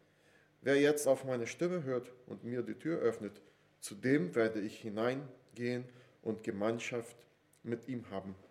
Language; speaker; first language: German; non-native, fluent; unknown